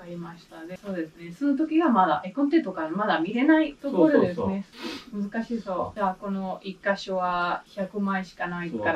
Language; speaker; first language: Japanese; non-native, learner; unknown